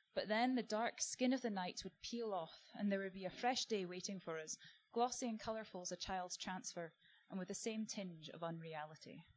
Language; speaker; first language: English; native; English